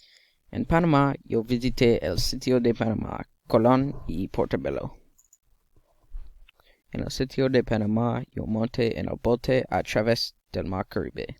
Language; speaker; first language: Spanish; non-native, learner; English